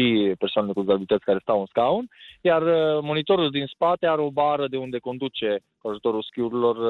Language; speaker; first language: Romanian; native; Romanian